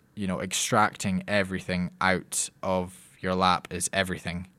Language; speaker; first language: English; native; English